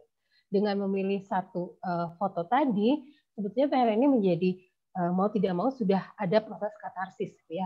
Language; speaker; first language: Indonesian; native; Indonesian